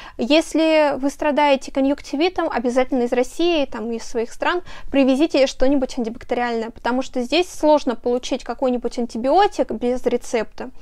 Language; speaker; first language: Russian; native; Russian